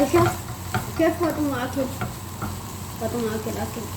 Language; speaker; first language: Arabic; non-native, learner; Oromo